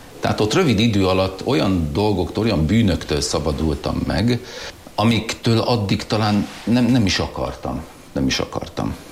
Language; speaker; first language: Hungarian; non-native, local second language; German